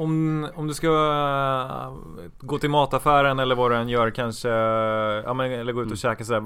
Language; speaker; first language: Swedish; native; Swedish